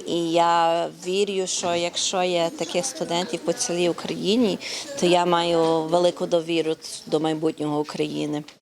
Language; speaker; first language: Ukrainian; early bilingual, heritage; Ukrainian